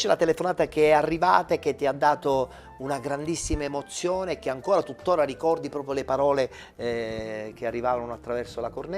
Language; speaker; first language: Italian; native; Italian